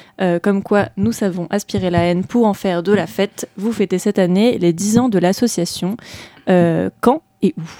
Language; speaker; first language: French; native; French